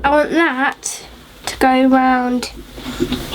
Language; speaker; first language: English; native; English